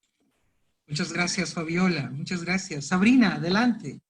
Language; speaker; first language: Spanish; native; Spanish